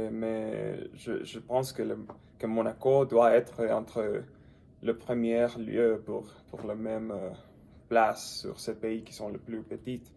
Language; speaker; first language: French; non-native, learner; English